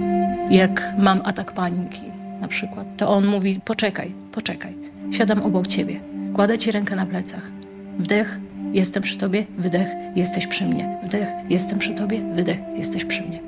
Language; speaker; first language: Polish; native; Polish